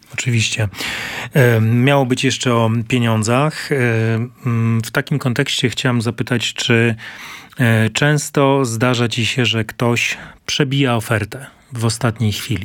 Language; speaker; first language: Polish; native; Polish